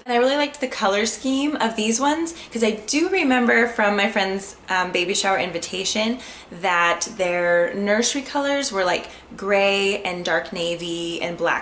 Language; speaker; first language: English; native; English